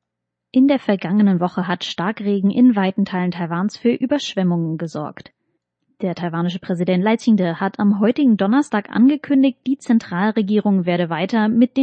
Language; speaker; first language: German; native; German